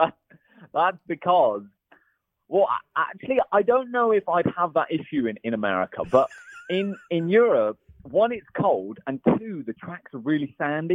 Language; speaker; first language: English; native; English